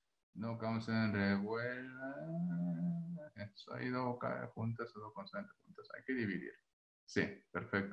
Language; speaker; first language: Spanish; non-native, fluent; Korean